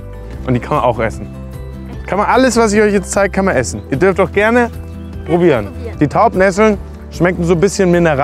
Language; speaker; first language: German; native; German